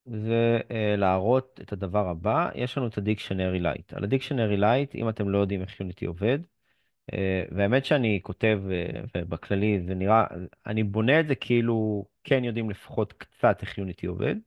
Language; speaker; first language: Hebrew; native; Hebrew